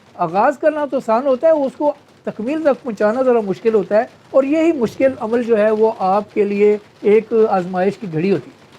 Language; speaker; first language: Urdu; non-native, local second language; Punjabi